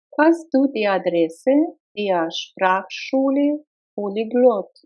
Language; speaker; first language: German; non-native, fluent; Russian